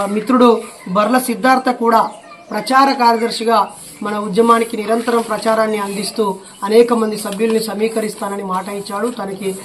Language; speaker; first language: Telugu; native; Telugu